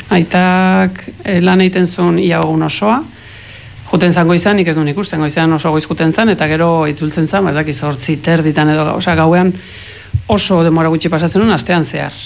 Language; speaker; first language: Basque; early bilingual, heritage; Spanish